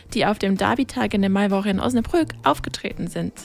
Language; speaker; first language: German; non-native, fluent; English